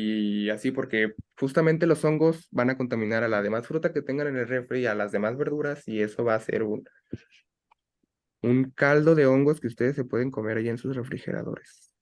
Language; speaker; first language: Spanish; native; Spanish